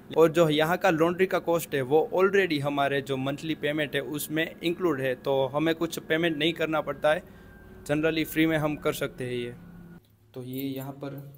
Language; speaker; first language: Hindi; non-native, local second language; Gujarati